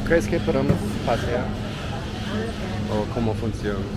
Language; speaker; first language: Spanish; non-native, learner; English